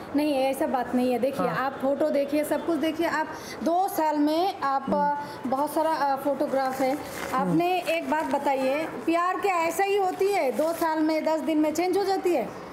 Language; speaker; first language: Hindi; non-native, local second language; Bangla